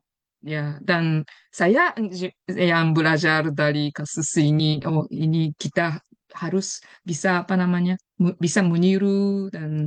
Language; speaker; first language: Indonesian; non-native, fluent; Japanese